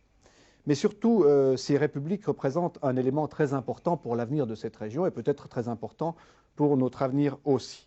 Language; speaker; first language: French; native; French